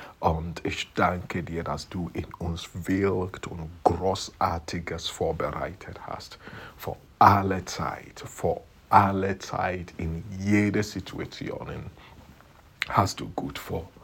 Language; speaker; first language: German; non-native, fluent; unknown